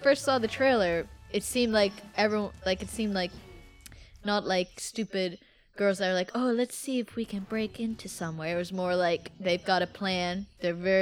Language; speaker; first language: English; native; English